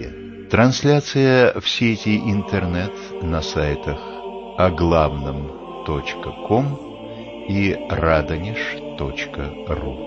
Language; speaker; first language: Russian; native; Russian